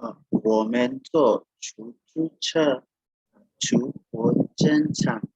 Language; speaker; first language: Chinese; non-native, learner; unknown